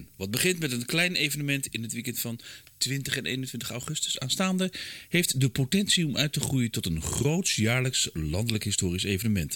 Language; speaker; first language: Dutch; native; Dutch